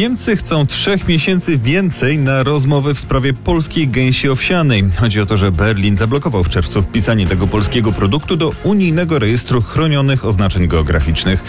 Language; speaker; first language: Polish; native; Polish